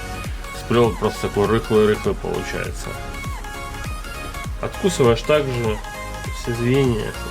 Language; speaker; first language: Russian; native; Russian